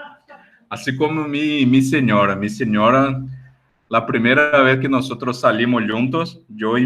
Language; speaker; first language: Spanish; non-native, fluent; Portuguese